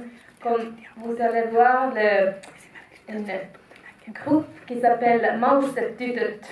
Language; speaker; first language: French; non-native, fluent; Finnish